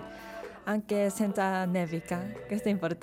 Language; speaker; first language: Italian; non-native, learner; Japanese